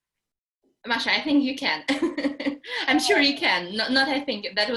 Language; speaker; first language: English; non-native, fluent; Russian